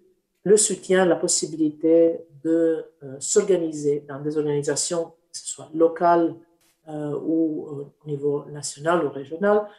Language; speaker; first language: French; non-native, fluent; Italian